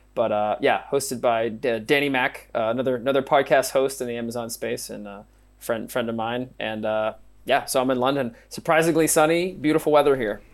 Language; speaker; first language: English; native; English